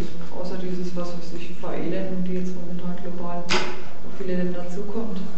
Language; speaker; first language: German; native; German